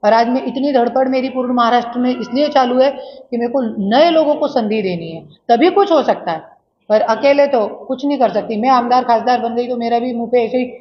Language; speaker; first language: Hindi; non-native, local second language; Marathi